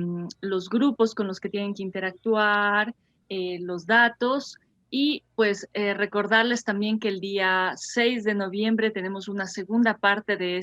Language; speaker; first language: Spanish; native; Spanish